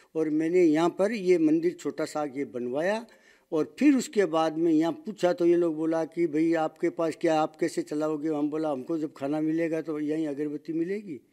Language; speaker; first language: Hindi; native; Hindi